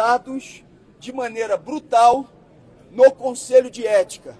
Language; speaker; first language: Portuguese; native; Portuguese